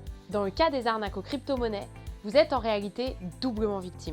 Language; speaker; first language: French; native; French